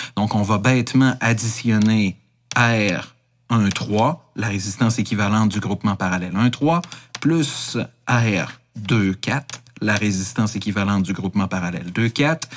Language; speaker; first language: French; native; French